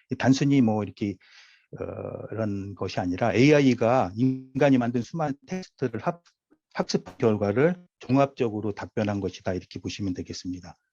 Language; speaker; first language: Korean; native; Korean